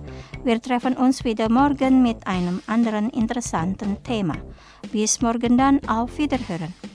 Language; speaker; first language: German; non-native, fluent; Indonesian